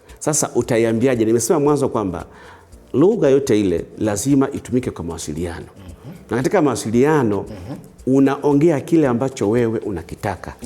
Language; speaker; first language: Swahili; native; Swahili